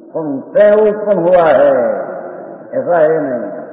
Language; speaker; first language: Hindi; non-native, local second language; Gujarati